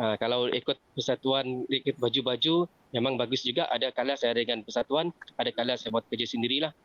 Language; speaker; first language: Malay; native; Malay